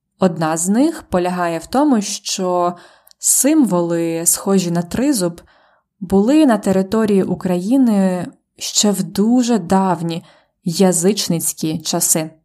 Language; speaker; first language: Ukrainian; native; Ukrainian